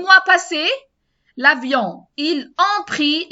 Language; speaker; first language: French; non-native, learner; Arabic